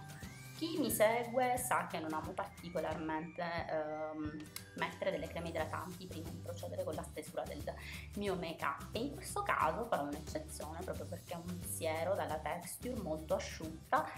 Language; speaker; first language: Italian; native; Italian